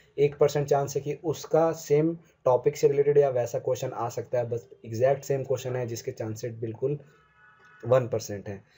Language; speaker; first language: Hindi; native; Hindi